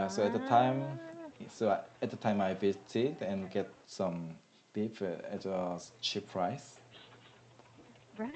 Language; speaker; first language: English; non-native, learner; Korean